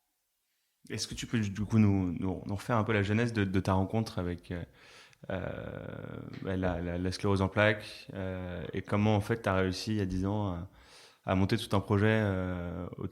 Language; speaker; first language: French; native; French